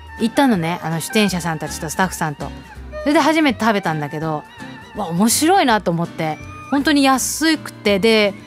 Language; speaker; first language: Japanese; early bilingual, heritage; Japanese